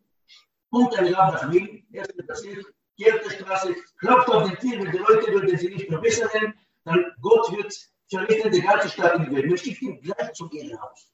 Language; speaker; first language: German; non-native, learner; Hebrew